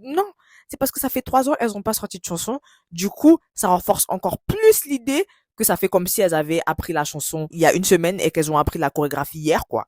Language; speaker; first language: French; native; French